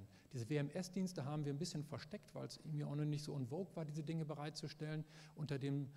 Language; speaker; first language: German; native; German